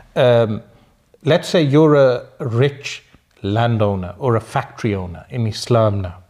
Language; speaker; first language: English; native; English